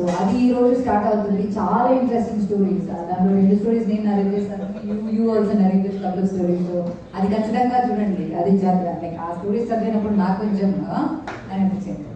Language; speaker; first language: Telugu; non-native, fluent; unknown